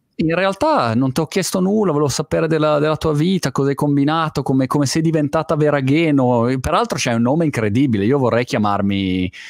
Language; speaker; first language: Italian; native; Italian